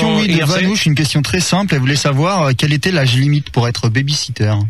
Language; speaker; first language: French; native; French